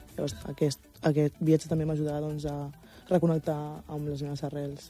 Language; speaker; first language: Catalan; early bilingual, other home language; Wolof